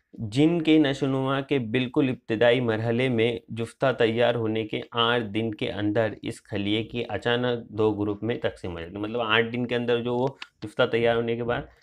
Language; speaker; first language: Urdu; native; Urdu